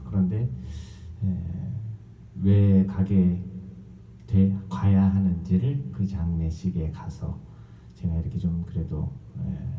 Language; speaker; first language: Korean; native; Korean